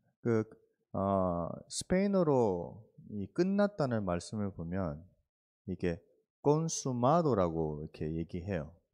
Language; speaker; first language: Korean; early bilingual, heritage; Korean